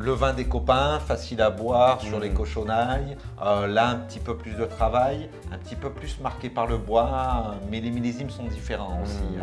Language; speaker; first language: French; native; French